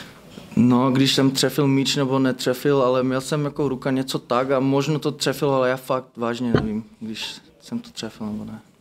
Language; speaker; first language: Czech; non-native, fluent; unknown